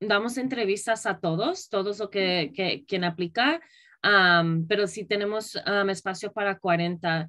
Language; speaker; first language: Spanish; early bilingual, other home language; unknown